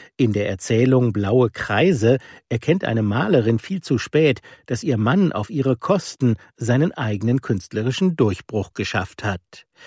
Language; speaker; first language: German; native; German